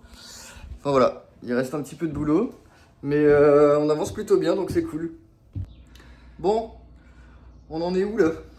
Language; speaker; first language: French; native; French